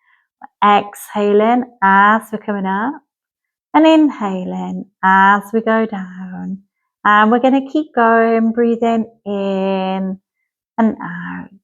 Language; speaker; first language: English; native; English